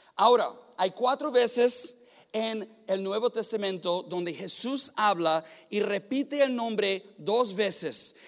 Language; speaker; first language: Spanish; non-native, fluent; English